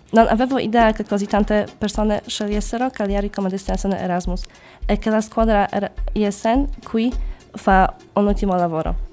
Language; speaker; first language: Italian; non-native, learner; Polish